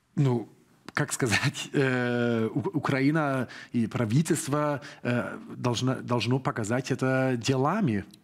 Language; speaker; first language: Russian; non-native, fluent; German